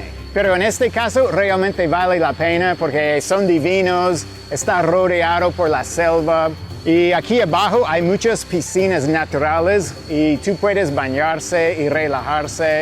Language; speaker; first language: Spanish; non-native, fluent; English